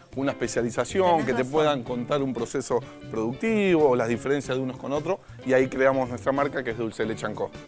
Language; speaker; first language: Spanish; native; Spanish